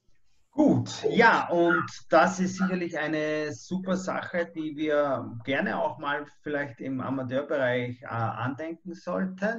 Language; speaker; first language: German; native; German